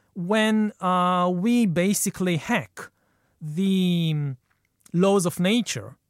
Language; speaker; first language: English; non-native, fluent; Hebrew